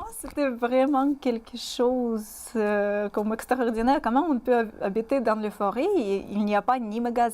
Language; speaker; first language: French; non-native, fluent; Russian